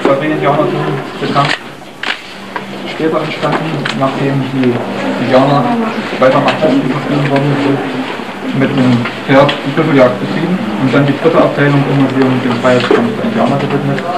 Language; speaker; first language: German; native; German